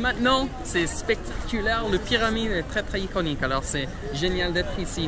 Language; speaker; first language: French; non-native, fluent; English